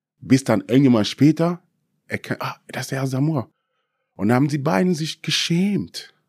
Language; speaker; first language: German; early bilingual, other home language; Akan